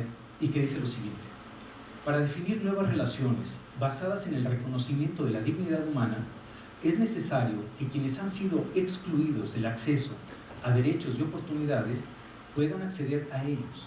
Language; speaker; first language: Spanish; native; Spanish